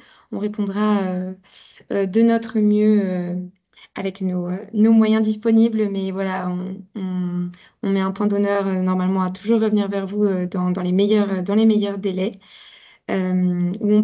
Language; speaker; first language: French; native; French